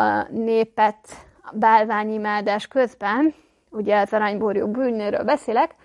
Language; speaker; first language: Hungarian; native; Hungarian